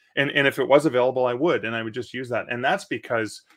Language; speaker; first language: English; native; English